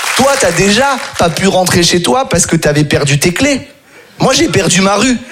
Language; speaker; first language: French; native; French